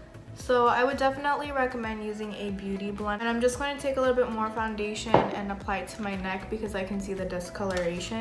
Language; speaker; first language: English; native; English